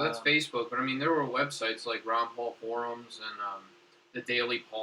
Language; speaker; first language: English; native; English